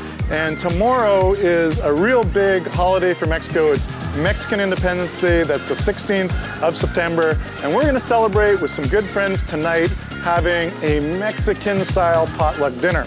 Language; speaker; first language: English; native; English